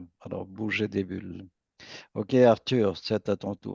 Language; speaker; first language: French; native; French